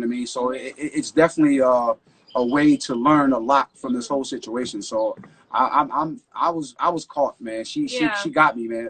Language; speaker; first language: English; native; English